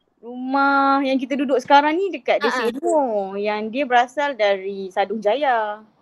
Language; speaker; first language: Malay; native; Malay